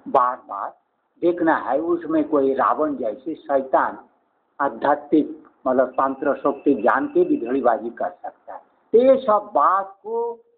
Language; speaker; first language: Hindi; native; Hindi